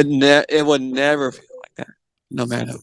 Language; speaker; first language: English; native; English